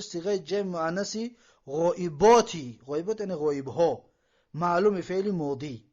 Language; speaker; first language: Persian; native; Persian